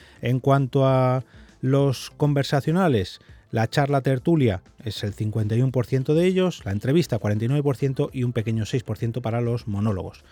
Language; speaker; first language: Spanish; native; Spanish